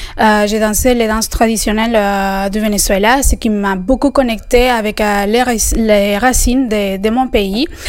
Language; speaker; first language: French; non-native, fluent; Spanish